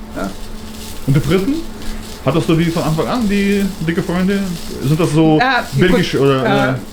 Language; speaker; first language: German; native; German